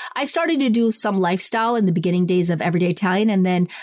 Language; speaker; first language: English; early bilingual, other home language; Italian